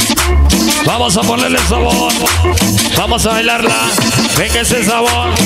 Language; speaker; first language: Spanish; native; Spanish